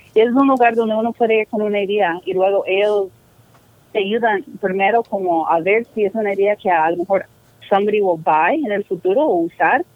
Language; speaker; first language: Spanish; non-native, fluent; English